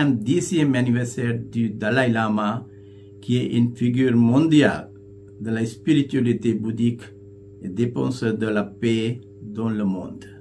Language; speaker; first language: French; non-native, fluent; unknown